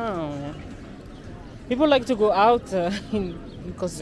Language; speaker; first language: English; non-native, learner; French